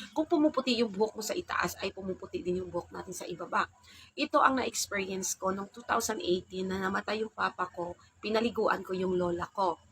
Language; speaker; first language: Filipino; non-native, local second language; Hiligaynon